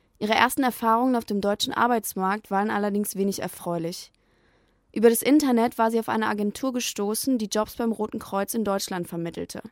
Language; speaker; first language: German; native; German